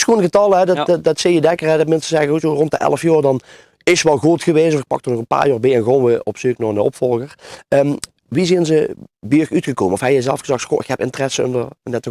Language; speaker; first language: Dutch; native; Dutch